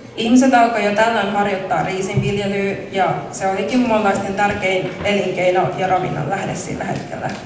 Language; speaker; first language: Finnish; early bilingual, other home language; Mon